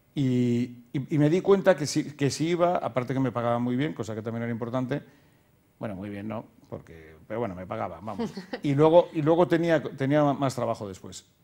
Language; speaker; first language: Spanish; native; Spanish